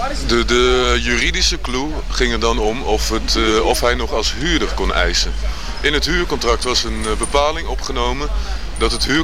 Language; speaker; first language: Dutch; native; Dutch